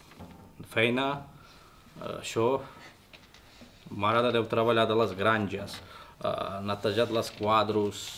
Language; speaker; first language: Catalan; non-native, learner; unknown